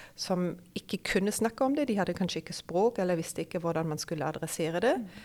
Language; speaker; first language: Norwegian; non-native, fluent; German